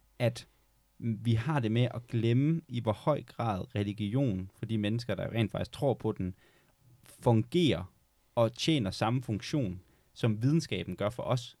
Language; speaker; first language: Danish; native; Danish